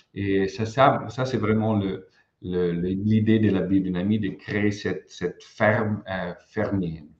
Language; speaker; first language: French; non-native, fluent; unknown